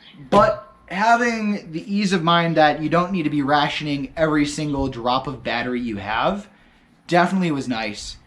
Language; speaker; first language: English; native; English